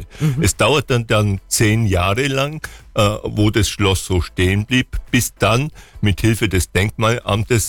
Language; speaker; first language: German; native; German